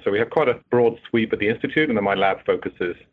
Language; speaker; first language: English; native; English